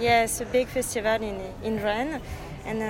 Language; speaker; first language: English; non-native, learner; French